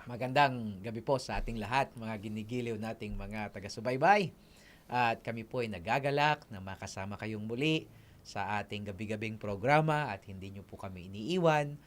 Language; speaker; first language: Filipino; non-native, local second language; Iloko